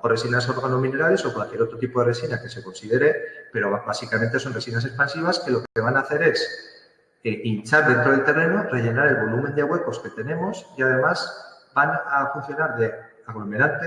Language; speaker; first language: Spanish; native; Spanish